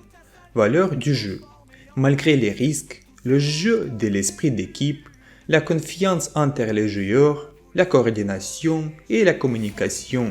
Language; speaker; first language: French; non-native, fluent; Russian